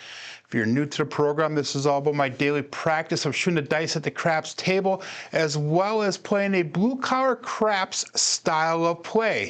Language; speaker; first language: English; native; English